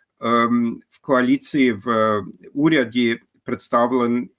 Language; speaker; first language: Ukrainian; non-native, fluent; German